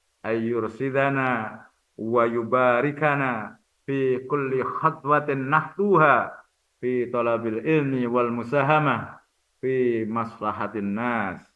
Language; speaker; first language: Arabic; non-native, fluent; Indonesian